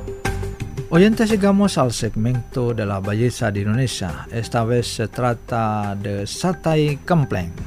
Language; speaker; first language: Spanish; non-native, fluent; Indonesian